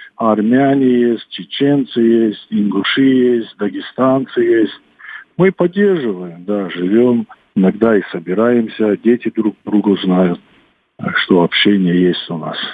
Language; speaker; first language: Russian; non-native, local second language; Ossetic